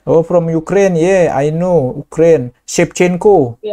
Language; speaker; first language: English; non-native, learner; Indonesian